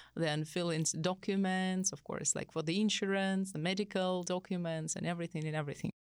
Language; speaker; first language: English; non-native, fluent; Russian